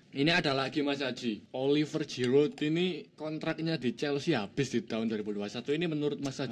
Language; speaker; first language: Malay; non-native, local second language; Javanese